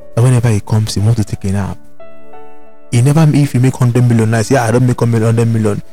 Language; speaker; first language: English; non-native, local second language; Igbo